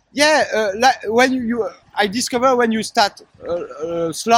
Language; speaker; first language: English; non-native, learner; French